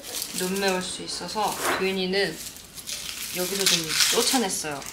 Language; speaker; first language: Korean; native; Korean